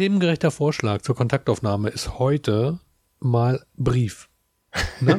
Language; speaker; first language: German; native; German